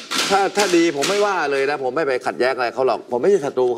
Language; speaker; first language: Thai; native; Thai